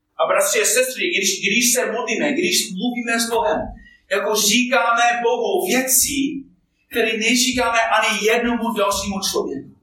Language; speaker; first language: Czech; non-native, fluent; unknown